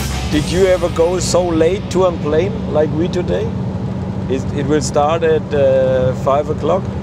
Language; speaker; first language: English; non-native, learner; German